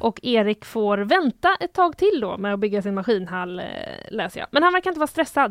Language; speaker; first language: Swedish; native; Swedish